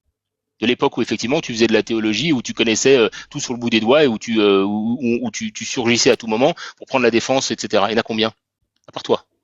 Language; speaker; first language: French; native; French